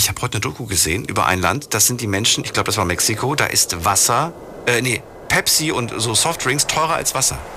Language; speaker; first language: German; native; German